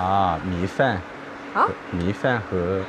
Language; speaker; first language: Chinese; non-native, learner; English